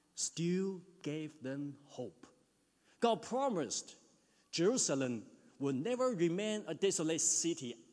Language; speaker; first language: English; non-native, fluent; Chinese